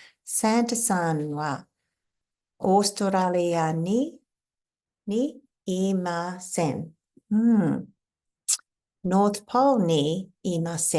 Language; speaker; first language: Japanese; non-native, fluent; English